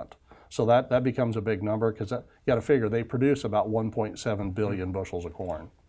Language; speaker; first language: English; native; English